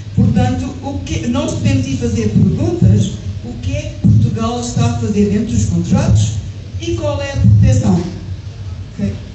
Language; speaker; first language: Portuguese; early bilingual, heritage; English